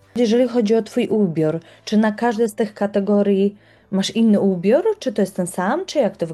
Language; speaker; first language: Polish; native; Polish